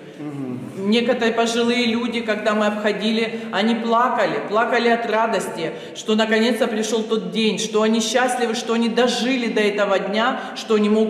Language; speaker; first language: Russian; native; Russian